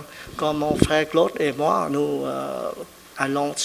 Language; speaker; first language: French; non-native, fluent; Vietnamese